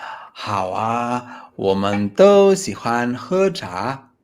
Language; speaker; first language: Chinese; non-native, learner; English